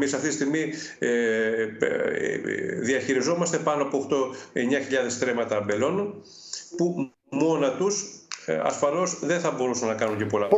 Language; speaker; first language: Greek; native; Greek